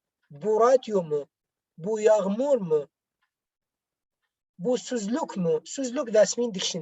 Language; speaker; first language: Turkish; non-native, learner; Arabic